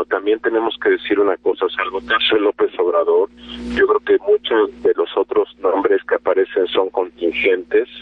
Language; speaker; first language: Spanish; native; Spanish